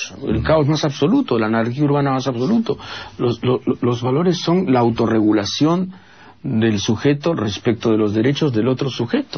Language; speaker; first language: Spanish; native; Spanish